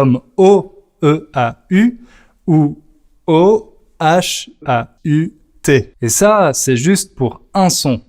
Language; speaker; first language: French; native; French